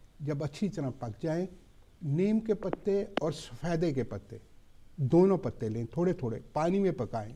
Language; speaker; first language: Urdu; native; Urdu